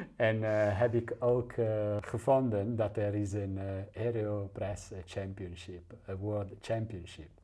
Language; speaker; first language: Dutch; non-native, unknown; Italian